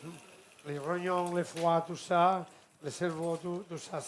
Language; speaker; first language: French; non-native, fluent; Catalan